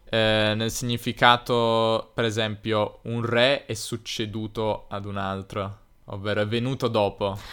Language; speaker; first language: Italian; native; Italian